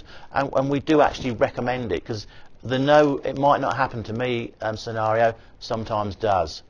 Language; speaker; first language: English; native; English